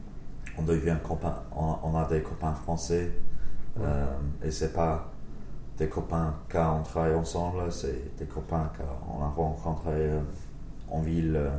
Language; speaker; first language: French; non-native, learner; English